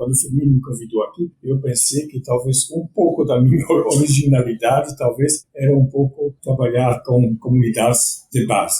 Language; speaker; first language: Portuguese; non-native, fluent; French